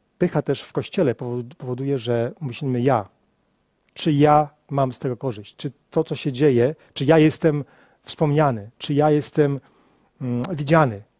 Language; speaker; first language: Polish; native; Polish